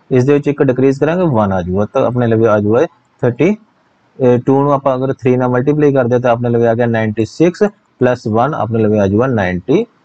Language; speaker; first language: Hindi; non-native, local second language; Punjabi